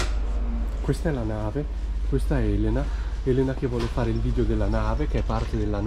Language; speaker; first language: Italian; native; Italian